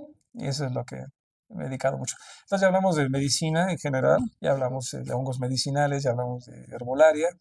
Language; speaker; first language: Spanish; native; Spanish